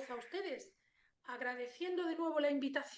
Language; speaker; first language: Spanish; native; Spanish